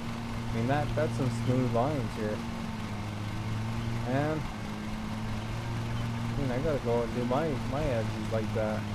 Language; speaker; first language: English; native; English